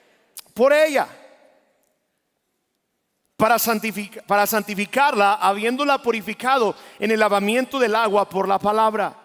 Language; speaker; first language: Spanish; native; Spanish